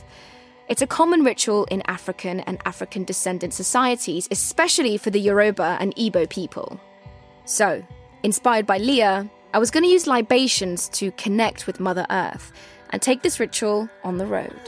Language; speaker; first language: English; native; English